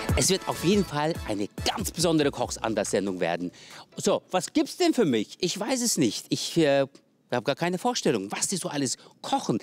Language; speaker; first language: German; early bilingual, other home language; Turkish